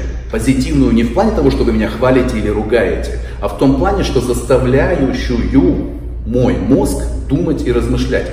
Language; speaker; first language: Russian; native; Russian